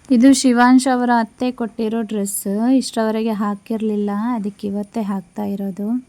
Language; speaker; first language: Kannada; non-native, local second language; Tulu